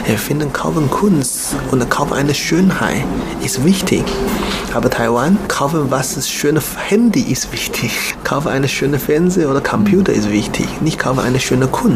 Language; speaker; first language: German; non-native, learner; Chinese